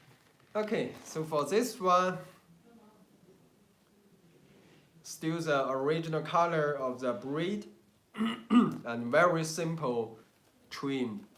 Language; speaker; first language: English; non-native, learner; Chinese